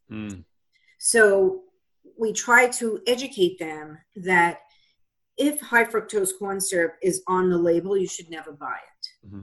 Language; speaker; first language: English; native; English